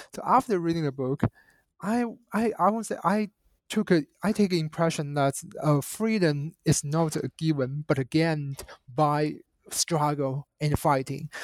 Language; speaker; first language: English; non-native, fluent; Chinese